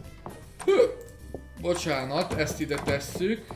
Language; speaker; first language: Hungarian; native; Hungarian